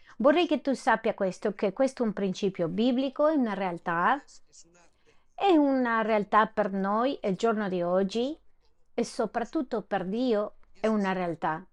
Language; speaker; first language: Italian; non-native, fluent; Spanish